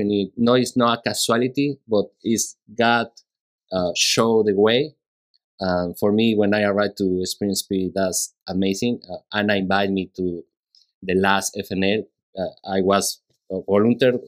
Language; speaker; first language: English; non-native, learner; Spanish